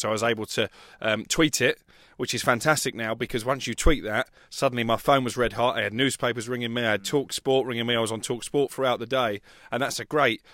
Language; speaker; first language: English; native; English